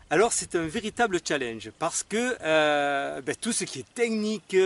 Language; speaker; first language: French; native; French